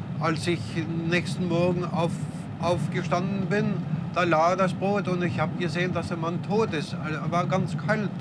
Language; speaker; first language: German; non-native, fluent; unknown